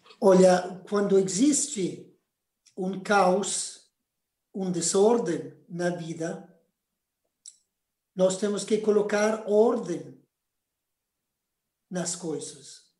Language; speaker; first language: Portuguese; non-native, fluent; Spanish